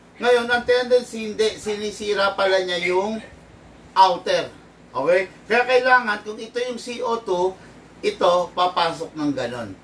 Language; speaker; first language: Filipino; native; Filipino